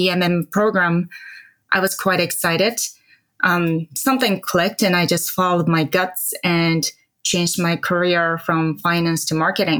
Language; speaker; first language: English; non-native, fluent; Japanese